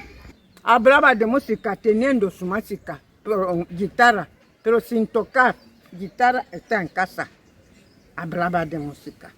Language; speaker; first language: Spanish; non-native, learner; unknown